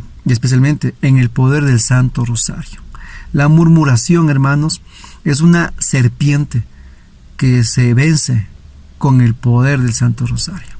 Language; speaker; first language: Spanish; native; Spanish